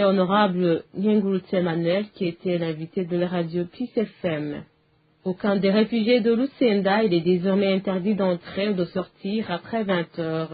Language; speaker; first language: French; non-native, local second language; Rundi